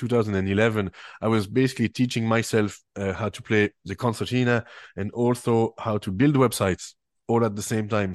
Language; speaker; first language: English; non-native, fluent; French